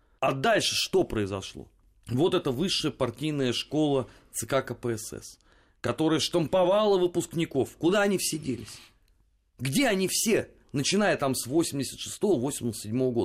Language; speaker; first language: Russian; native; Russian